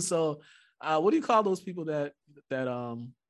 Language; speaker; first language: English; early bilingual, other home language; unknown